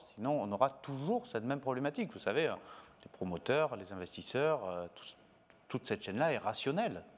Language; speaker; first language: French; native; French